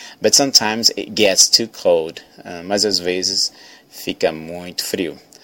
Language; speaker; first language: Portuguese; native; Portuguese